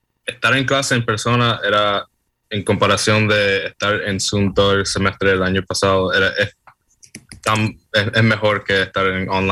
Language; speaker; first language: Spanish; early bilingual, heritage; Spanish